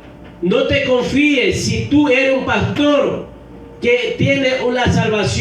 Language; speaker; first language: Spanish; native; Spanish